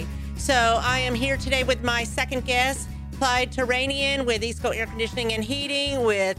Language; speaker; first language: English; native; English